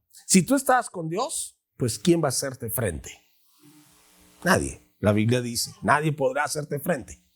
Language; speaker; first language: Spanish; native; Spanish